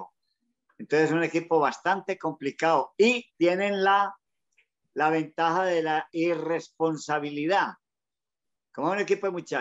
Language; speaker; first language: Spanish; native; Spanish